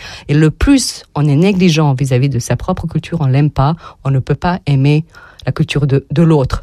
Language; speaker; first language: French; non-native, fluent; Serbian